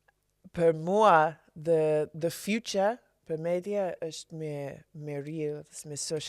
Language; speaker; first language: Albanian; non-native, learner; English